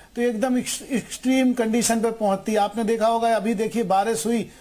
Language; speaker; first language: Hindi; native; Hindi